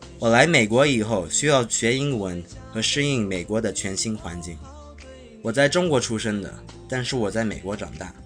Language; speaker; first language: Chinese; early bilingual, heritage; Chinese